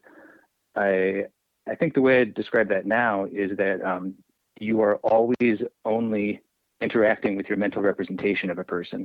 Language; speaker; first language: English; native; English